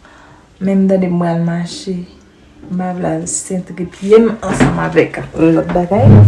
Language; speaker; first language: French; non-native, learner; Haitian Creole